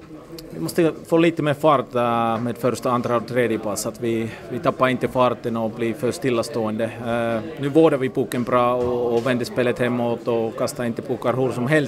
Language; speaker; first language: Swedish; non-native, fluent; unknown